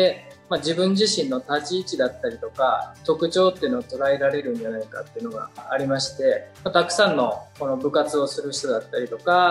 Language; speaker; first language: Japanese; native; Japanese